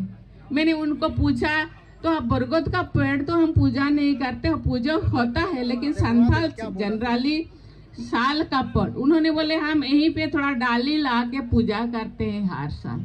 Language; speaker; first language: Hindi; non-native, local second language; Santali